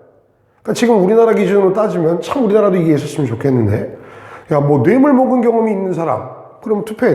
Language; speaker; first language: Korean; native; Korean